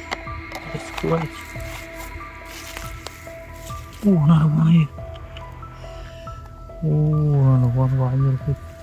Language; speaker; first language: English; non-native, learner; Khmer